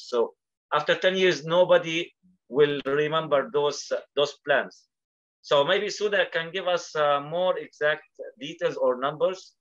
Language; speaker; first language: English; non-native, fluent; Arabic